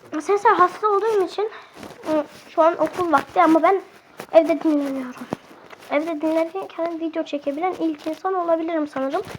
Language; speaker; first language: Turkish; native; Turkish